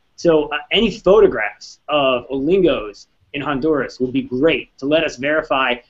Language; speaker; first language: English; native; English